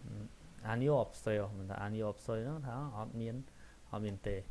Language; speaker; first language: Korean; non-native, fluent; Khmer